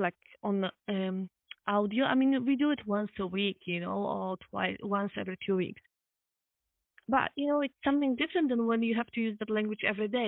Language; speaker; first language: English; non-native, fluent; Polish